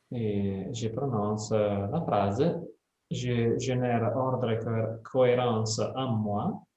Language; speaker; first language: French; non-native, fluent; Italian